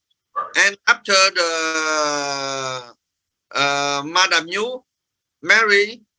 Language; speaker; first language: English; non-native, fluent; Vietnamese